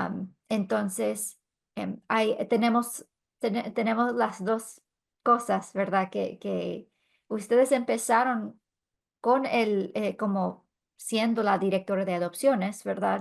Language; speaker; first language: Spanish; non-native, fluent; English